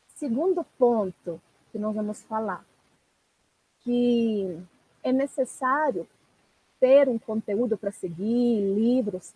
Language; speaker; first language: Portuguese; non-native, fluent; Italian